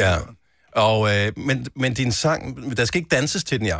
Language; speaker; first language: Danish; native; Danish